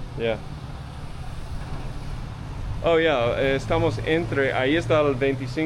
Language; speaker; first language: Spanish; non-native, fluent; English